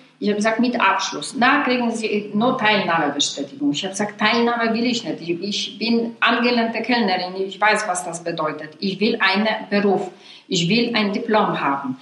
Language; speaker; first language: German; non-native, fluent; Polish